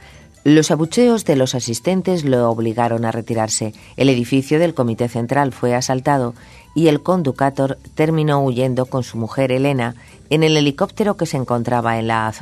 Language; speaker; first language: Spanish; native; Spanish